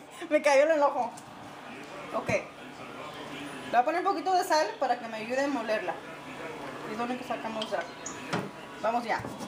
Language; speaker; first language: Spanish; native; Spanish